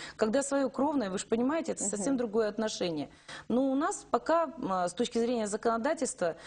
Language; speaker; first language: Russian; native; Russian